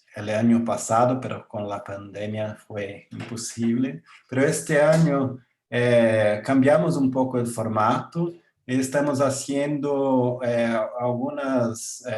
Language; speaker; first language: Spanish; non-native, learner; Portuguese